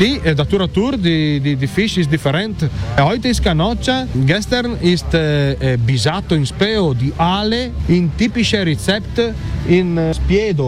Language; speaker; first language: German; non-native, learner; Italian